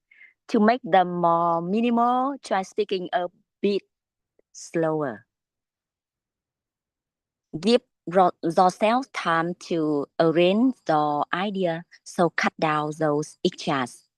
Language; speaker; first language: English; non-native, learner; Vietnamese